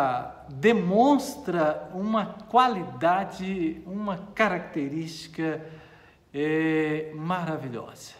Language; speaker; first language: Portuguese; native; Portuguese